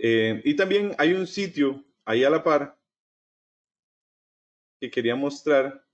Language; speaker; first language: Spanish; native; Spanish